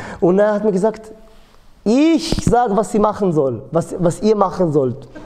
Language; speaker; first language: German; early bilingual, other home language; Georgian